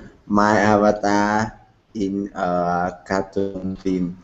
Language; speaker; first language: English; non-native, learner; Vietnamese